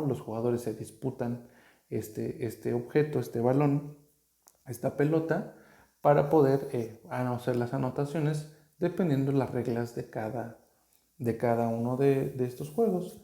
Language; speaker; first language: Spanish; native; Spanish